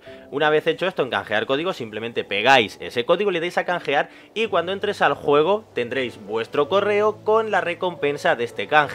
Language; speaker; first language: Spanish; native; Spanish